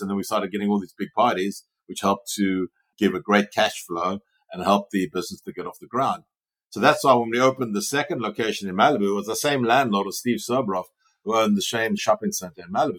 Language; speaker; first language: English; native; English